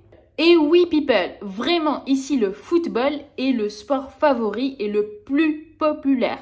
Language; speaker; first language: French; non-native, local second language; Arabic